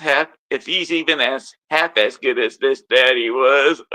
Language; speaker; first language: English; native; English